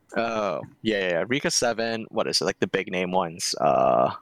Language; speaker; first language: English; early bilingual, other home language; Korean